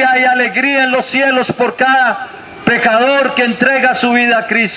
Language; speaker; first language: Spanish; native; Spanish